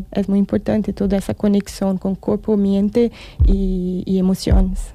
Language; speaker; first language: Spanish; non-native, fluent; Portuguese